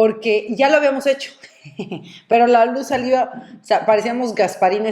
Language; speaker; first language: Spanish; native; Spanish